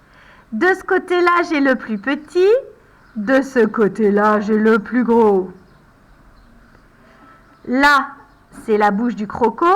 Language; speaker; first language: French; native; French